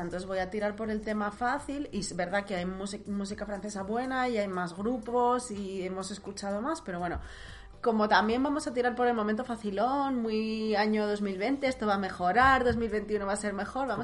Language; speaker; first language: Spanish; native; Spanish